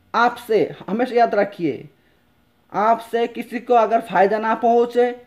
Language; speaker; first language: Hindi; non-native, local second language; Bangla